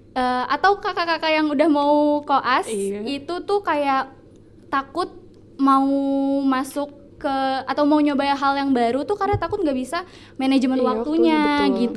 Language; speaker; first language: Indonesian; native; Indonesian